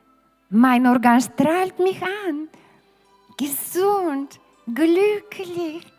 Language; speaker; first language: German; non-native, fluent; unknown